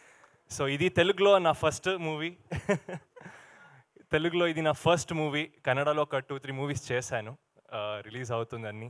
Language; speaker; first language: Telugu; non-native, learner; Kannada